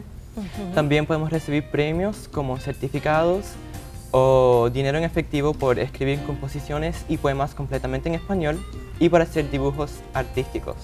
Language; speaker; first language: Spanish; early bilingual, heritage; Spanish